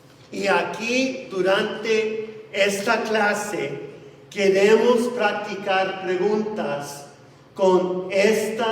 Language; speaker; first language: Spanish; non-native, fluent; English